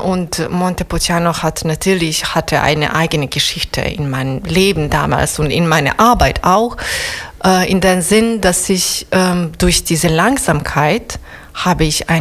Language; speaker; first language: German; non-native, fluent; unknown